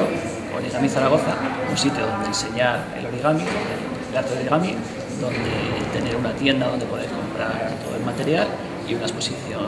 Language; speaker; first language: Spanish; native; Spanish